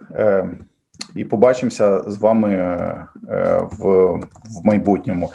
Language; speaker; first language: Ukrainian; non-native, local second language; Russian